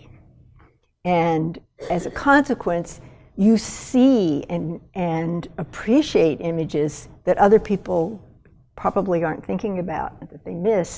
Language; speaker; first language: English; native; English